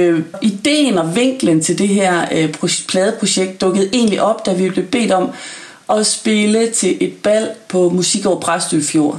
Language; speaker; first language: Danish; native; Danish